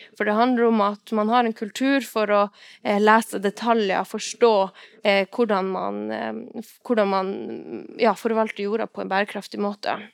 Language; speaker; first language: Norwegian; non-native, local second language; Northern Sami